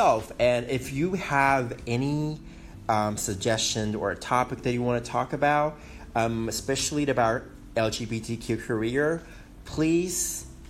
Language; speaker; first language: English; non-native, fluent; Chinese